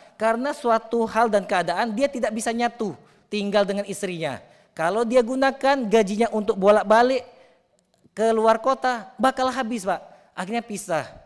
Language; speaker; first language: Indonesian; native; Indonesian